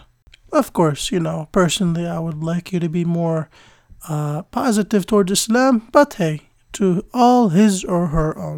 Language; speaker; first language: English; native; English